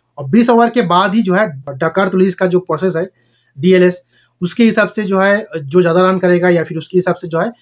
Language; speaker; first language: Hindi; non-native, local second language; Bangla